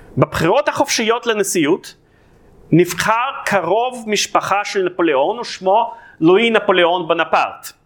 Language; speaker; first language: Hebrew; non-native, fluent; Russian